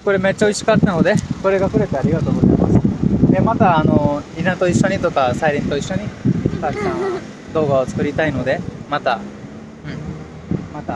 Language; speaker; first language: Japanese; non-native, fluent; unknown